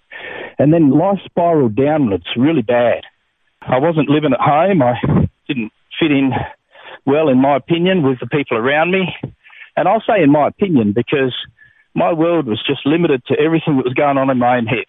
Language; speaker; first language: English; native; English